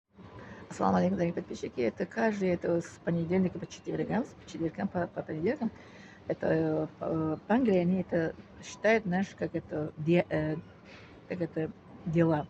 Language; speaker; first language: Russian; non-native, local second language; Tajik